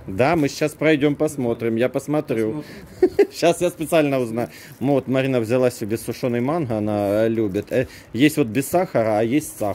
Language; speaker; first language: Russian; native; Russian